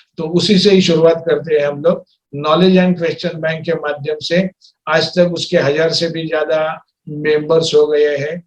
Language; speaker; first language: Hindi; non-native, local second language; Marathi